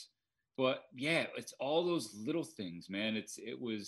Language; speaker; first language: English; native; English